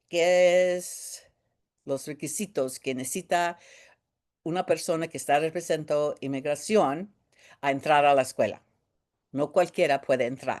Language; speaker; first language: Spanish; early bilingual, heritage; Spanish